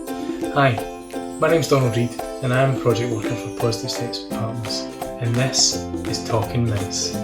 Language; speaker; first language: English; native; English